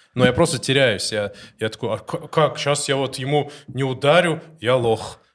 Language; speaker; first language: Russian; non-native, local second language; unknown